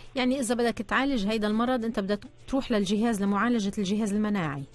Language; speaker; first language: Arabic; native; Arabic